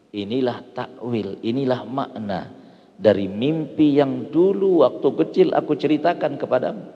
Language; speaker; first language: Indonesian; non-native, local second language; Sasak